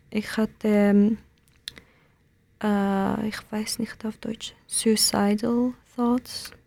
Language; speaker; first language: German; non-native, learner; Kurdish